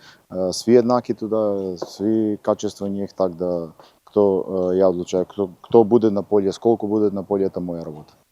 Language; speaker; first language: Russian; non-native, learner; Macedonian